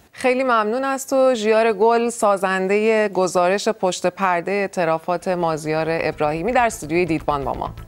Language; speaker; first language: Persian; native; Persian